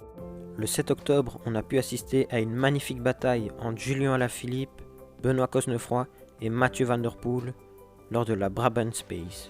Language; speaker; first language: French; native; French